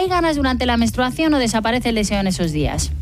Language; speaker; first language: Spanish; native; Spanish